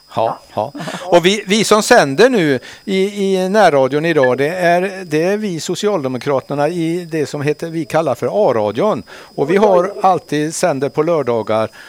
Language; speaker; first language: Swedish; native; Swedish